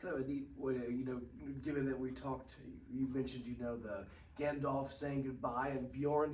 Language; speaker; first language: English; native; English